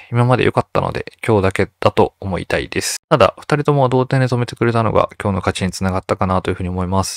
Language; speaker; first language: Japanese; native; Japanese